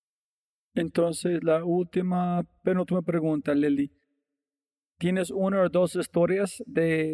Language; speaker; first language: Spanish; non-native, fluent; English